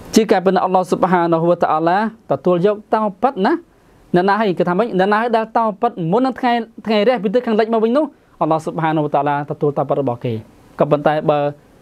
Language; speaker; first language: Khmer; non-native, local second language; Western Cham